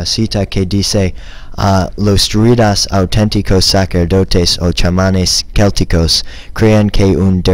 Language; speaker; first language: Spanish; non-native, learner; English